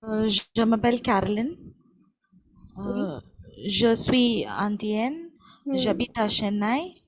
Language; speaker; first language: French; non-native, learner; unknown